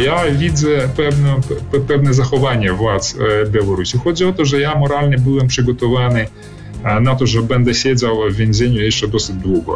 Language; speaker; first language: Polish; early bilingual, heritage; Polish